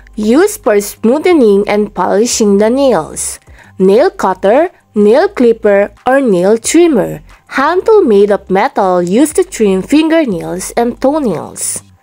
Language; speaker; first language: English; non-native, local second language; Filipino